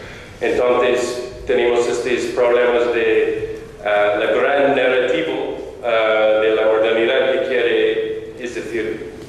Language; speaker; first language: Spanish; non-native, fluent; English